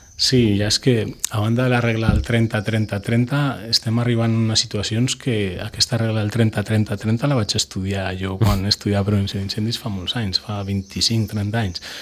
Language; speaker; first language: Catalan; non-native, local second language; Spanish